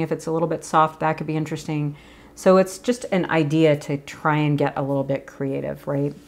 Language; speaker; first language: English; native; English